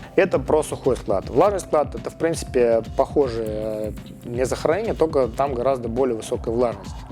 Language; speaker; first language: Russian; native; Russian